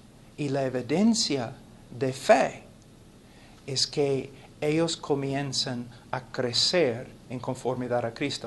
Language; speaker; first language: Spanish; non-native, fluent; English